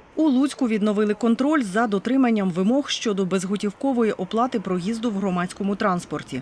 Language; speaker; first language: Ukrainian; native; Ukrainian